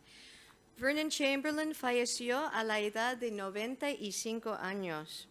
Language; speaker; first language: Spanish; non-native, fluent; English